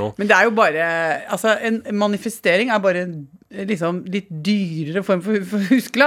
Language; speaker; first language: Norwegian; native; Norwegian